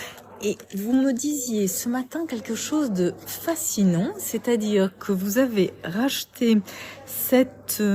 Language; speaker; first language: French; native; French